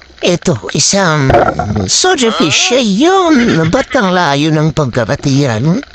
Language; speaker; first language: Filipino; native; Filipino